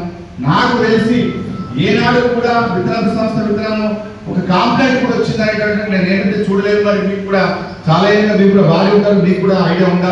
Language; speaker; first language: Telugu; native; Telugu